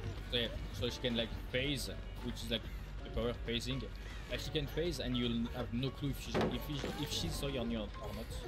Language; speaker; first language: English; non-native, fluent; French